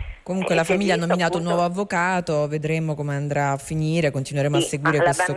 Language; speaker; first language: Italian; native; Italian